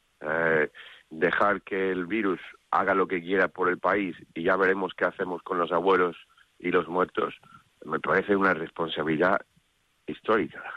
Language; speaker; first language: Spanish; non-native, fluent; English